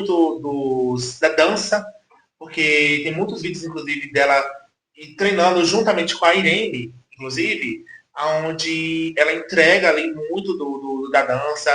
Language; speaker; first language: Portuguese; native; Portuguese